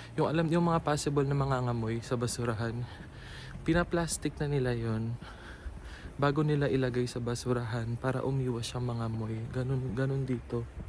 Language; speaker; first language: Filipino; native; Filipino